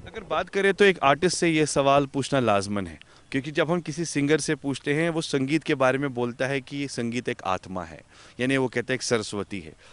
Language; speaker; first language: Hindi; non-native, local second language; Kashmiri